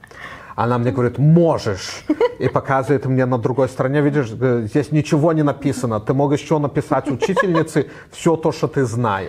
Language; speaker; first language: Russian; early bilingual, heritage; Russian